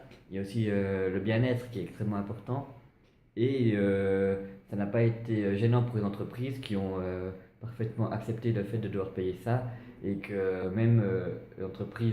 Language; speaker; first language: French; native; French